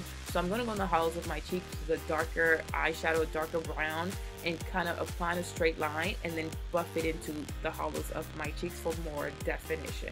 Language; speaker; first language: English; native; English